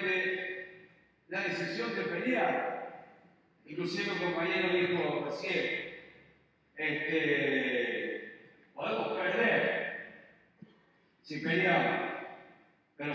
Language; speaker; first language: Spanish; native; Spanish